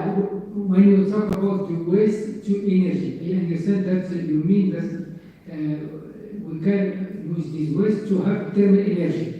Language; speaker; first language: English; non-native, fluent; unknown